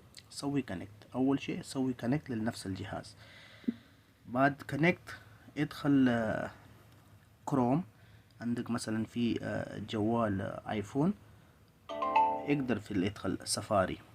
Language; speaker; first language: Arabic; non-native, learner; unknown